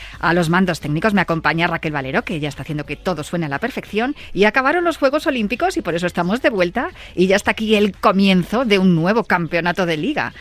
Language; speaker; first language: Spanish; native; Spanish